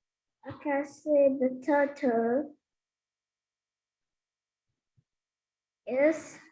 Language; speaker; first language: English; non-native, learner; Vietnamese